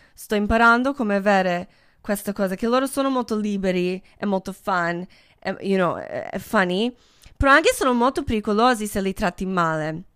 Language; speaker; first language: Italian; non-native, fluent; English